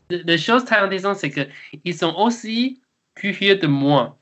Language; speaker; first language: French; non-native, learner; Chinese